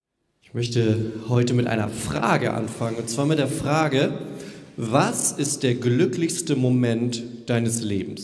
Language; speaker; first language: German; native; German